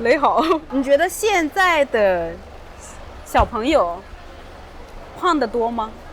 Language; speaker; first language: Chinese; native; Chinese